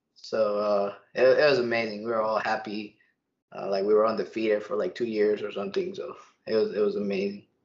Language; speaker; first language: English; early bilingual, other home language; Spanish